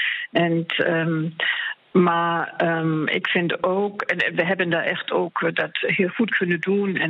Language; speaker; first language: Dutch; non-native, fluent; German